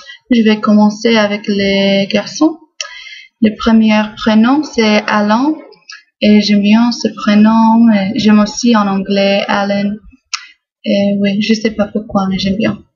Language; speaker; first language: French; non-native, fluent; English